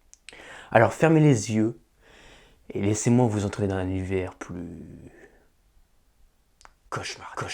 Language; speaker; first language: French; native; French